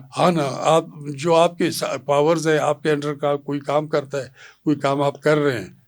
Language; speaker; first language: Urdu; non-native, local second language; Pashto